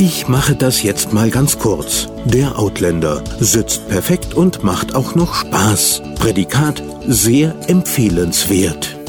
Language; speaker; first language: German; native; German